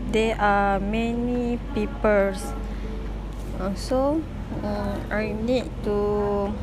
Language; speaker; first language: English; non-native, learner; Malay